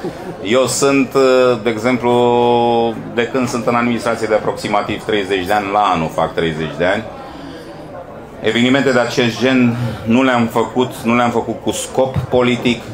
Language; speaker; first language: Romanian; native; Romanian